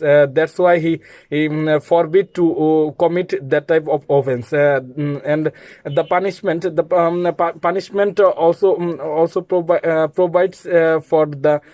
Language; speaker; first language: English; non-native, learner; Bangla